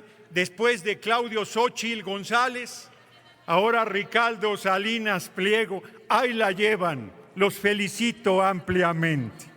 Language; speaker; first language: Spanish; native; Spanish